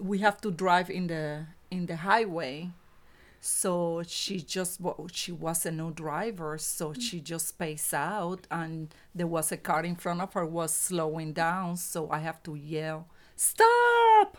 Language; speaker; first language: English; non-native, fluent; Spanish